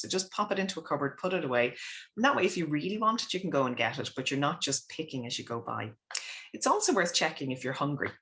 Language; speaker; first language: English; native; English